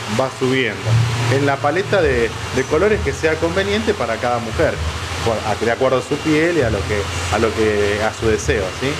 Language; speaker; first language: Spanish; native; Spanish